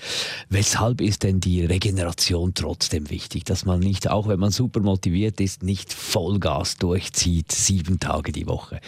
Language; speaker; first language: German; native; German